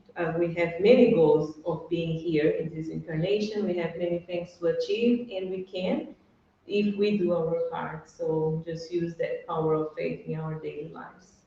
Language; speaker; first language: English; non-native, fluent; Portuguese